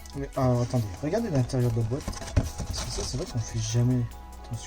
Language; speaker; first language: French; native; French